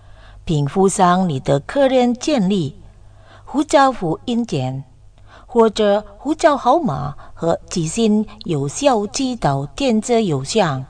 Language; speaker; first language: Chinese; non-native, learner; Indonesian